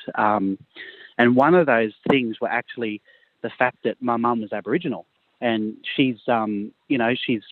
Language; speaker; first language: English; native; English